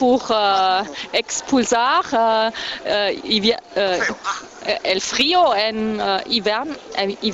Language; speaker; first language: Spanish; non-native, learner; German